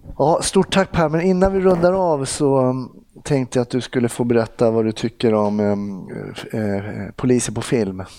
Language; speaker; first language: Swedish; native; Swedish